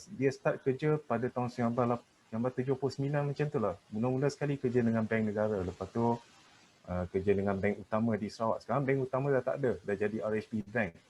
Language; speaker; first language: Malay; native; Malay